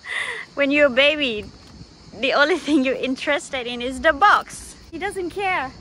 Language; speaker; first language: English; non-native, learner; Thai